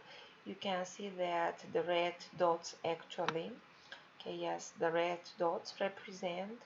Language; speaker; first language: English; non-native, fluent; Bulgarian